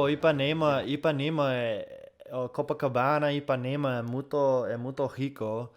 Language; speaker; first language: Portuguese; non-native, fluent; English